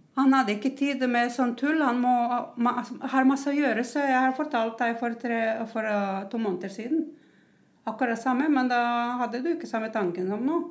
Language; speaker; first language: Norwegian; non-native, fluent; Croatian